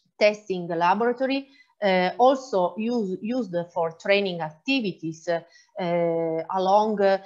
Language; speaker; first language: English; non-native, fluent; Italian